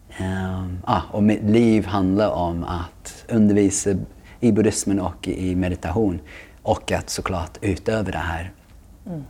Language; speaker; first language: Swedish; non-native, fluent; English